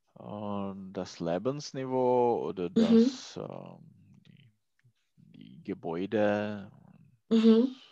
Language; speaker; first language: German; non-native, learner; Czech